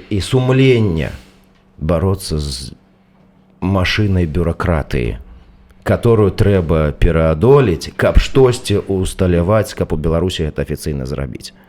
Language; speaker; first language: Belarusian; non-native, local second language; Russian